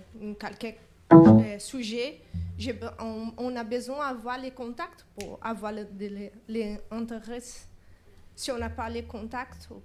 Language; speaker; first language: French; non-native, learner; Portuguese